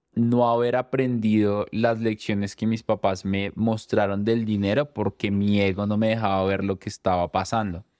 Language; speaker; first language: Spanish; native; Spanish